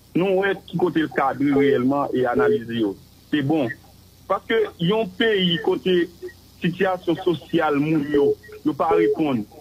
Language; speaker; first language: Haitian Creole; native; Haitian Creole